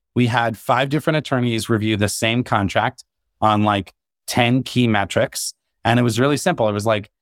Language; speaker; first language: English; native; English